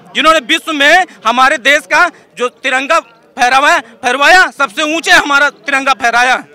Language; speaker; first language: Hindi; native; Hindi